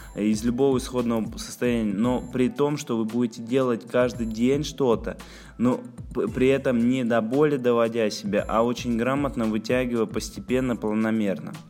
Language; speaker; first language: Russian; native; Russian